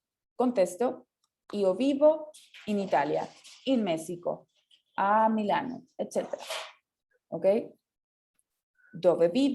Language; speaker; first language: Italian; non-native, fluent; Spanish